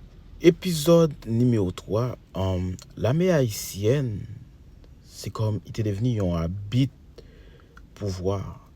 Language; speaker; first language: French; non-native, local second language; Haitian Creole